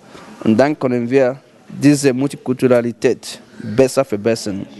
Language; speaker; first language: German; non-native, fluent; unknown